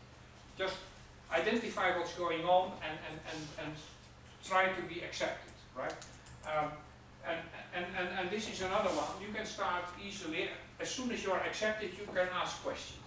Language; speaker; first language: English; non-native, fluent; Dutch